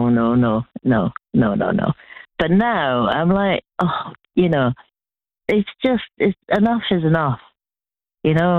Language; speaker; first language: English; native; English